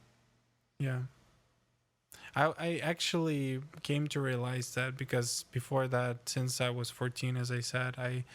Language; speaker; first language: English; non-native, fluent; Ukrainian